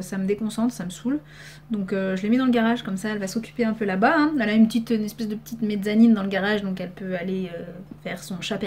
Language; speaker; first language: French; native; French